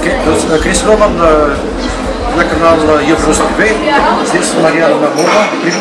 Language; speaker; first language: Russian; non-native, learner; Dutch